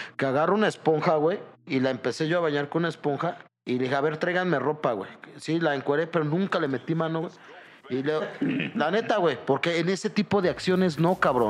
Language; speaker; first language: Spanish; native; Spanish